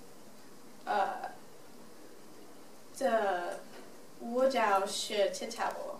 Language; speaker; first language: Chinese; non-native, learner; English